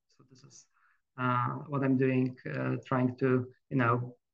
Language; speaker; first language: English; non-native, fluent; Polish